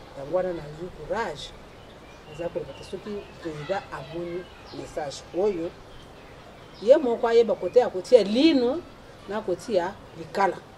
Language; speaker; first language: Lingala; non-native, local second language; Luba-Lulua